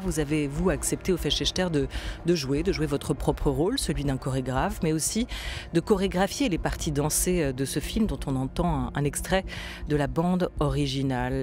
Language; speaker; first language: French; native; French